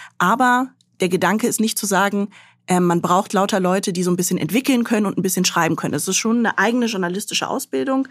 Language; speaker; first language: German; early bilingual, other home language; Arabic